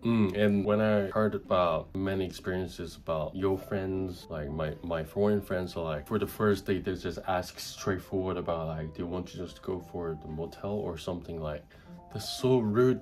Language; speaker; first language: English; non-native, fluent; Korean